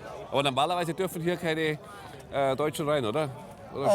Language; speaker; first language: German; native; German